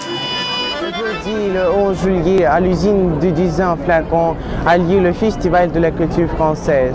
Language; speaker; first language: French; non-native, learner; Russian